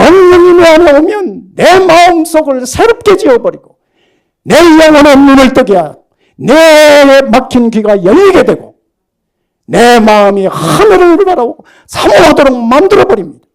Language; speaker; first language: Korean; native; Korean